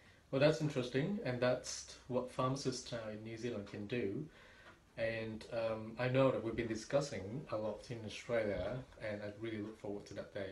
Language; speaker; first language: English; non-native, fluent; Vietnamese